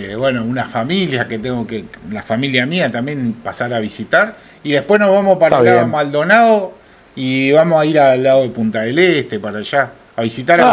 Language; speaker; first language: Spanish; native; Spanish